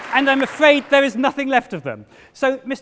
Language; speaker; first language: English; native; English